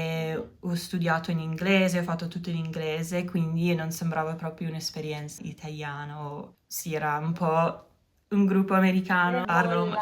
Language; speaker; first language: Italian; non-native, learner; English